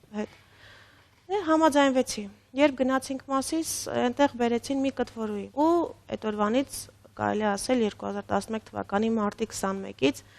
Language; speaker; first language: Armenian; native; Armenian